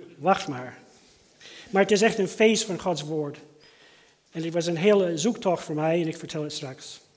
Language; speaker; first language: Dutch; non-native, fluent; English